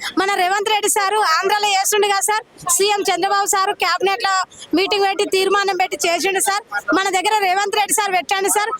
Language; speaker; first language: Telugu; native; Telugu